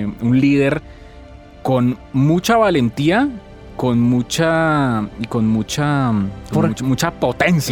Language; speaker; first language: Spanish; native; Spanish